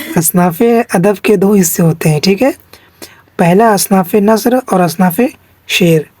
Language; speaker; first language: Urdu; native; Urdu